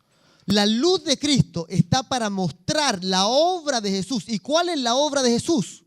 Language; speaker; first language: Spanish; native; Spanish